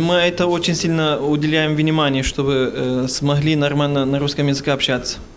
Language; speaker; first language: Russian; non-native, fluent; Turkish